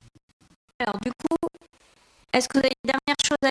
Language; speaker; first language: French; native; French